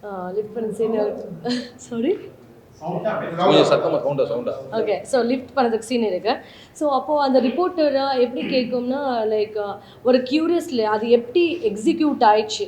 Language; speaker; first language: Tamil; non-native, learner; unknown